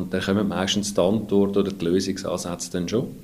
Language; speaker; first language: German; native; German